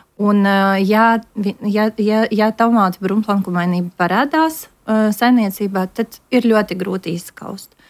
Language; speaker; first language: Latvian; non-native, local second language; Russian